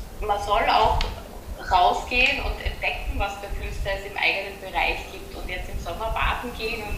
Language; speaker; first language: German; native; German